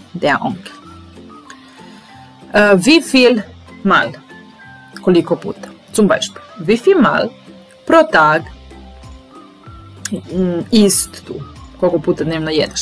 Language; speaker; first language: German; non-native, fluent; Serbian